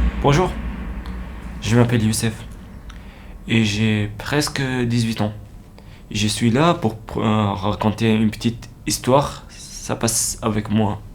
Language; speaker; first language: French; non-native, learner; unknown